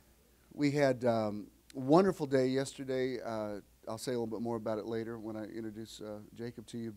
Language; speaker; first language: English; native; English